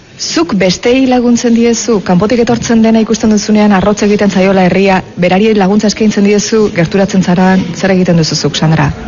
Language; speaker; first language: Basque; native; Basque